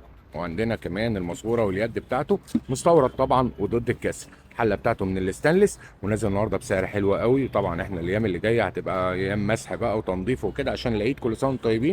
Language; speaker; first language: Arabic; native; Arabic